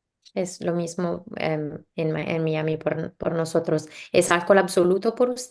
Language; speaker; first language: Spanish; non-native, learner; English